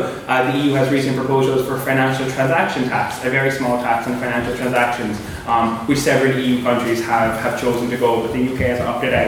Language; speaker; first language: English; native; English